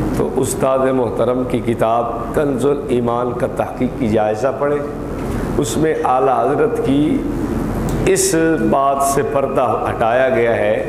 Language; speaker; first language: Urdu; native; Urdu